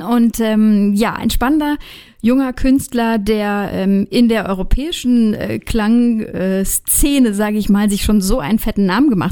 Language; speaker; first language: German; native; German